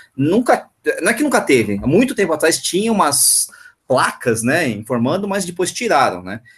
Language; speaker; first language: Portuguese; native; Portuguese